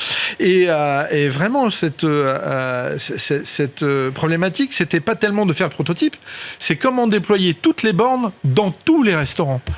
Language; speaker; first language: French; native; French